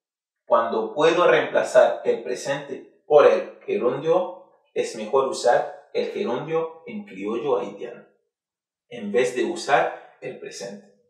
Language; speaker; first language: Spanish; non-native, fluent; Haitian Creole